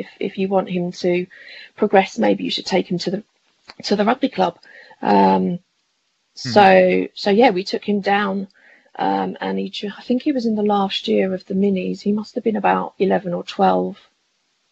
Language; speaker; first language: English; native; English